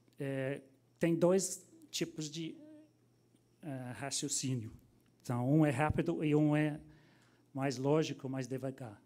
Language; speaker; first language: Portuguese; non-native, fluent; English